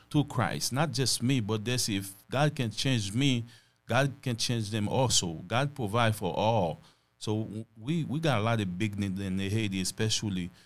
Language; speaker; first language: English; non-native, fluent; Haitian Creole